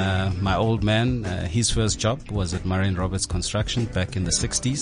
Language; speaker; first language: English; non-native, local second language; Zulu